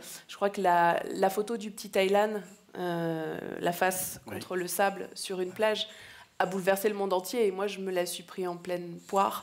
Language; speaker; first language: French; native; French